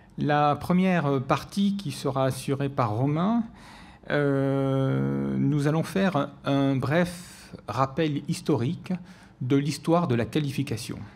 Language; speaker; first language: French; native; French